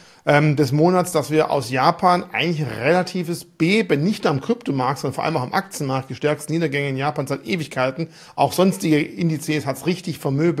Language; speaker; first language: German; native; German